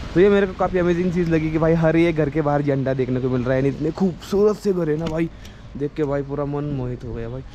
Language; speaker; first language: Hindi; non-native, local second language; Marathi